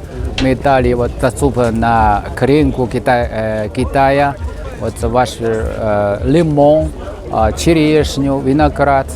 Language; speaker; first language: Russian; non-native, fluent; Chinese